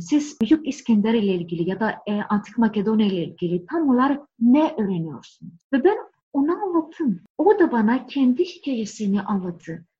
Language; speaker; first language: Turkish; non-native, fluent; Greek